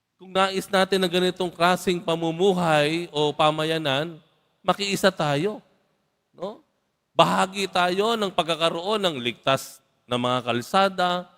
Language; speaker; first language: Filipino; native; Filipino